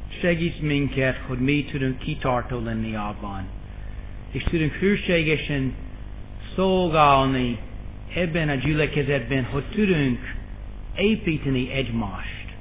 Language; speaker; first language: Hungarian; non-native, fluent; English